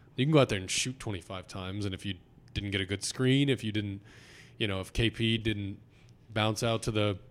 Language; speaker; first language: English; native; English